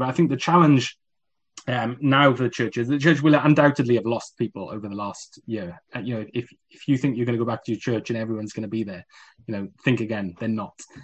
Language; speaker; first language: English; native; English